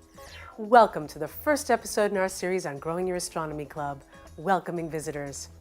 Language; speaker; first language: English; native; English